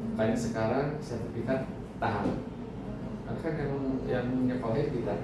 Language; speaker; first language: Indonesian; non-native, local second language; Sundanese